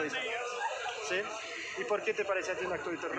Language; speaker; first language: Spanish; non-native, fluent; French